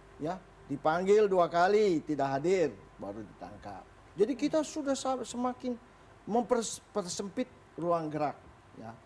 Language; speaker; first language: Indonesian; native; Indonesian